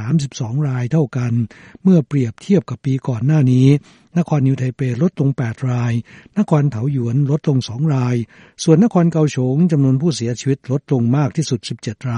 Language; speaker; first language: Thai; native; Thai